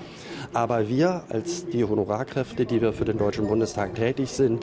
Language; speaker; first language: German; native; German